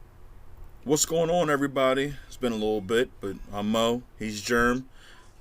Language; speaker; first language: English; native; English